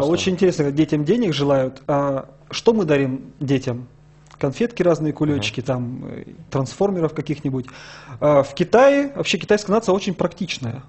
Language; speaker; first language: Russian; native; Russian